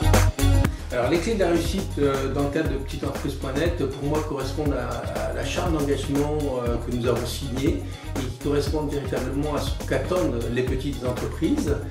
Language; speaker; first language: French; native; French